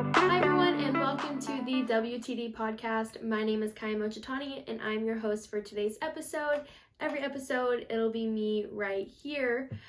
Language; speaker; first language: English; native; English